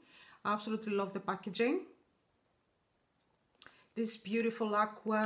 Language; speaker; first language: English; non-native, fluent; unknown